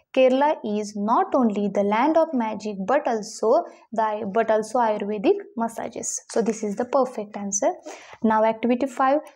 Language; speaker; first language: English; non-native, local second language; Marathi